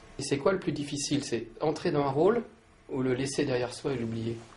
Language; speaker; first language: French; native; French